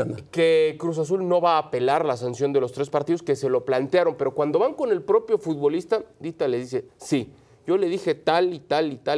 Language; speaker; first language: Spanish; native; Spanish